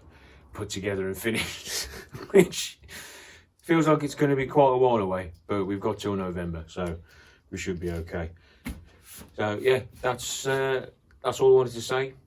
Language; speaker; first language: English; native; English